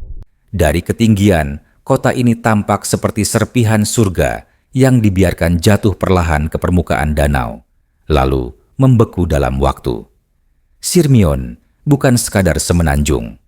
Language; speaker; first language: Indonesian; native; Indonesian